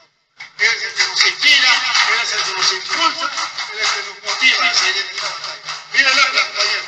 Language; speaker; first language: Spanish; native; Spanish